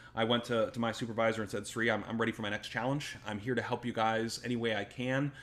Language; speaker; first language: English; native; English